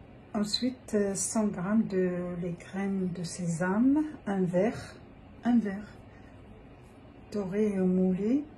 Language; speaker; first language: French; non-native, local second language; Arabic